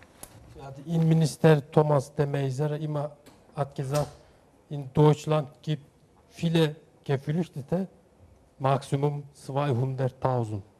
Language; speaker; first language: German; non-native, learner; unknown